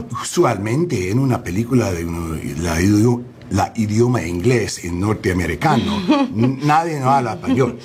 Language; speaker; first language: Spanish; non-native, learner; English